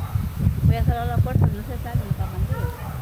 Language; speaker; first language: Spanish; native; Spanish